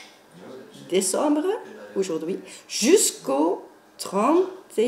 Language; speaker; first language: French; non-native, local second language; Dutch